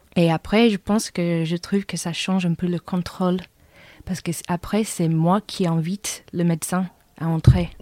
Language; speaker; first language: French; non-native, fluent; English